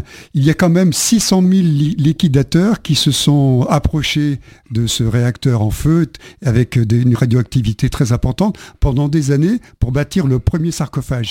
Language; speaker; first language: French; native; French